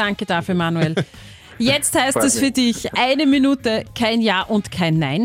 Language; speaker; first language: German; native; German